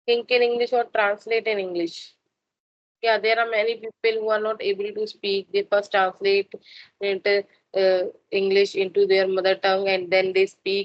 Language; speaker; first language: English; non-native, learner; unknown